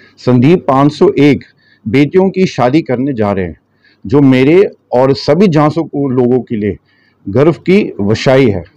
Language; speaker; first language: Hindi; early bilingual, heritage; Hindi